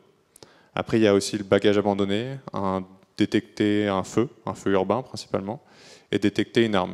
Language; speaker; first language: French; native; French